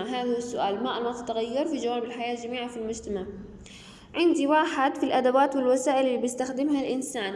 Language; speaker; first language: Arabic; native; Arabic